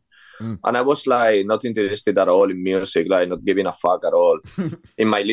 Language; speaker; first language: English; non-native, fluent; Spanish